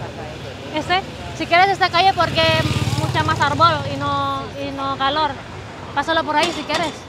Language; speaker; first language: Spanish; non-native, learner; Indonesian